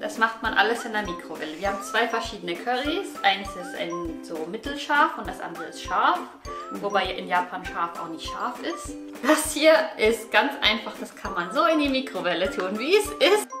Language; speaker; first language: German; native; German